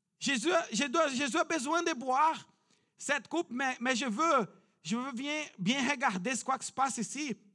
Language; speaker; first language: French; non-native, fluent; Portuguese